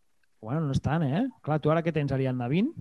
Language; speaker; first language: Catalan; native; Catalan